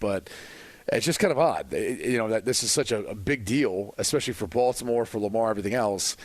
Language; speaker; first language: English; native; English